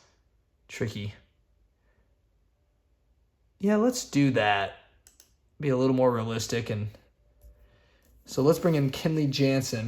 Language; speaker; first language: English; native; English